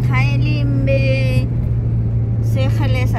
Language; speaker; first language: Hebrew; non-native, learner; Nepali